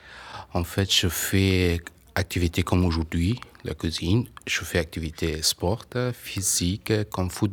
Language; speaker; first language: French; non-native, learner; Persian